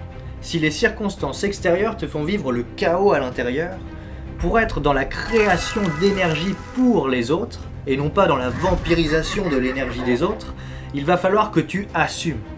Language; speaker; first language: French; native; French